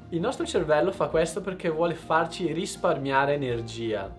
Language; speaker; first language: Italian; native; Italian